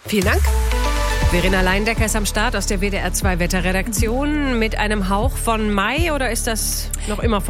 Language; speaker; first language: German; native; German